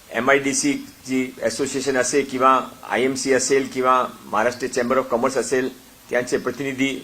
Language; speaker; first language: Marathi; non-native, local second language; Hindi